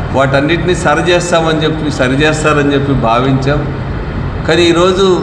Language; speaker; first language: Telugu; native; Telugu